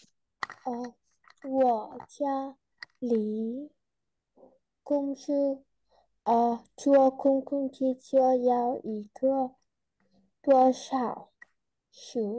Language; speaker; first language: Chinese; non-native, learner; Vietnamese